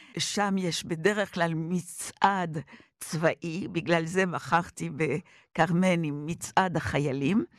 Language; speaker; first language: Hebrew; non-native, fluent; French